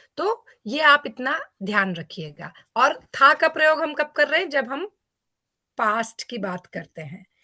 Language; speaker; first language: Hindi; native; Hindi